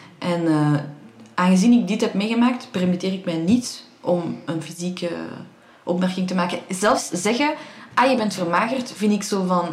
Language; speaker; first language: Dutch; early bilingual, other home language; Persian